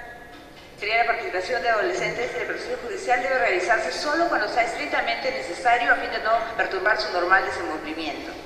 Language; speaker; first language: Spanish; native; Spanish